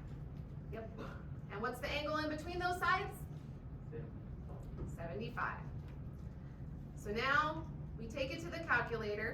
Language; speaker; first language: English; native; English